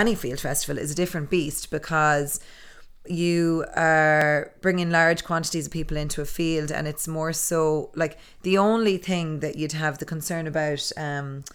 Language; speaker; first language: English; native; English